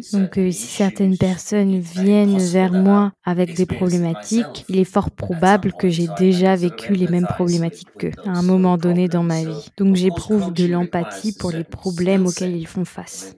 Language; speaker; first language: French; non-native, fluent; Swedish